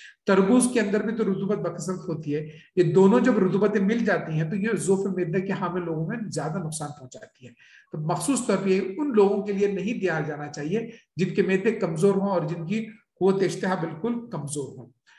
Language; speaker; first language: Urdu; native; Urdu